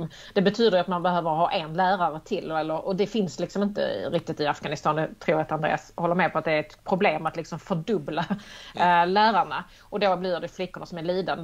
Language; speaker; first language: Swedish; native; Swedish